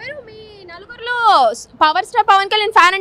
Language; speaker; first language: Telugu; native; Telugu